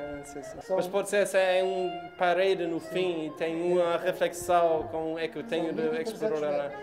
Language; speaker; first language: Portuguese; non-native, learner; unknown